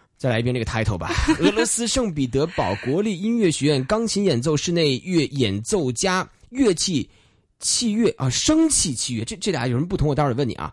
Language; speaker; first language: Chinese; native; Chinese